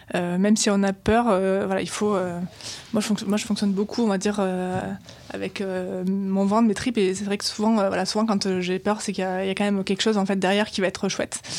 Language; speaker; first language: French; native; French